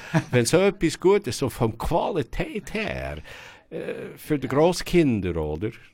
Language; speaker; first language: German; non-native, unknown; English